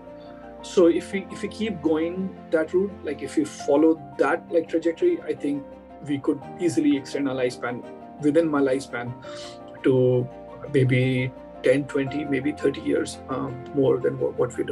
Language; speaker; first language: English; non-native, local second language; Hindi